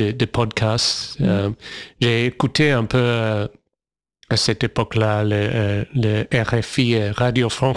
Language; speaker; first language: French; non-native, fluent; English